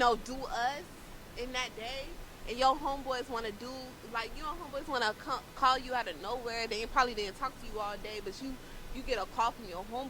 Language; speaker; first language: English; native; English